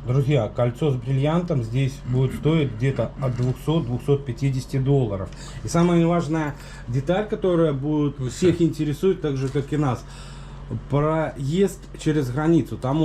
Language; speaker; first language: Russian; native; Russian